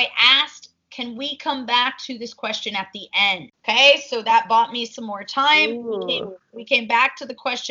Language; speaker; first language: English; native; English